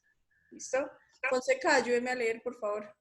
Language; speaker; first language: Spanish; native; Spanish